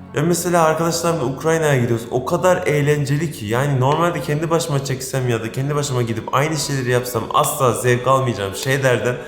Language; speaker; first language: Turkish; native; Turkish